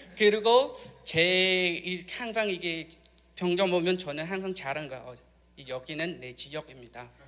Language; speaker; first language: Korean; non-native, learner; Khmer